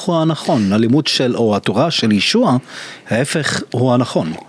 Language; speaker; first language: Hebrew; non-native, local second language; Arabic